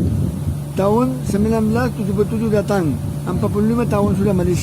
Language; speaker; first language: Indonesian; non-native, learner; Urdu